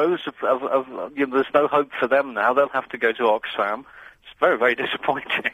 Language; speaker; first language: English; native; English